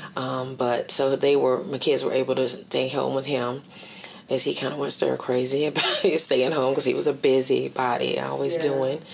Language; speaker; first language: English; native; English